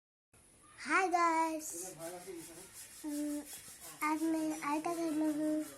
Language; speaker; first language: Hindi; non-native, local second language; Assamese